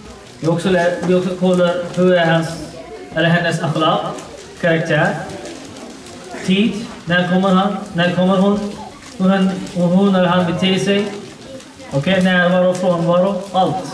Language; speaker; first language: Swedish; non-native, learner; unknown